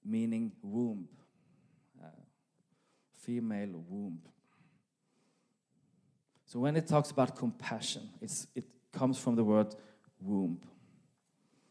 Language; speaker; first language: English; non-native, fluent; Norwegian